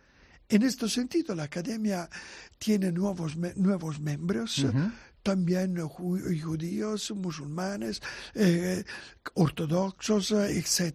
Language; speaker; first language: Spanish; non-native, fluent; Italian